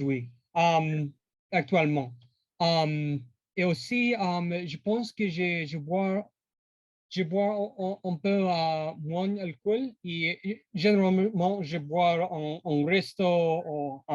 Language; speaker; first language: French; non-native, learner; English